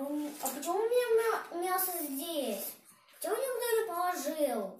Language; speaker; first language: Russian; early bilingual, other home language; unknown